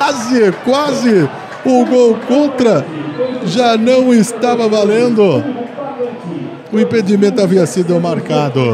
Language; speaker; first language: Portuguese; native; Portuguese